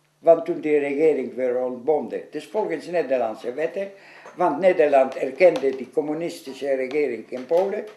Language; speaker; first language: Dutch; non-native, fluent; Polish